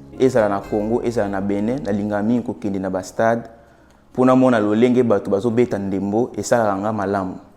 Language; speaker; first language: Lingala; non-native, local second language; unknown